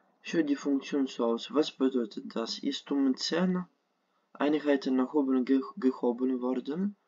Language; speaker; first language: German; non-native, fluent; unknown